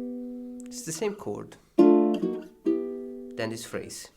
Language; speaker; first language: English; non-native, fluent; Italian